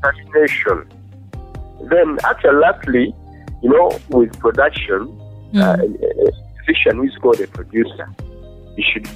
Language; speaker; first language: English; non-native, local second language; Ganda